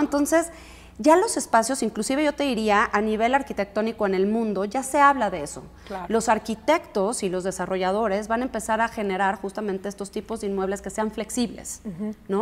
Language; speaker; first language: Spanish; native; Spanish